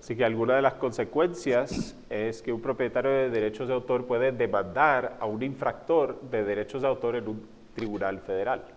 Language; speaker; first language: Spanish; non-native, fluent; English